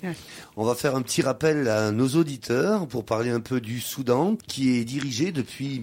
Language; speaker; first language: French; native; French